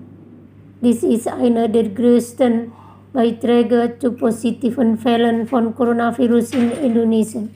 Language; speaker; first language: German; non-native, fluent; Indonesian